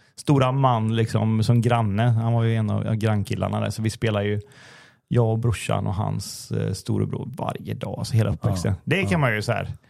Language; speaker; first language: Swedish; native; Swedish